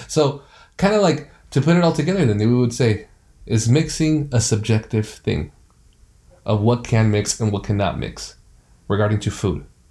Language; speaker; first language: English; early bilingual, other home language; Spanish